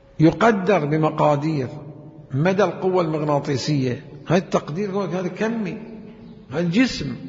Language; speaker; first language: Arabic; native; Arabic